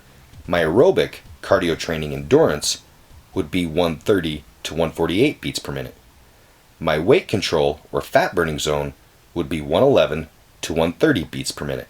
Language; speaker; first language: English; native; English